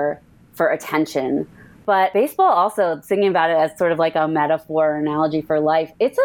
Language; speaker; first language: English; native; English